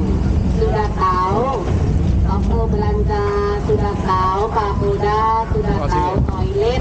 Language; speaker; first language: Indonesian; non-native, fluent; Thai